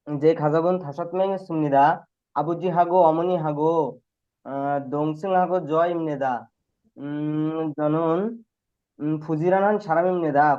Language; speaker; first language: Korean; non-native, learner; Bangla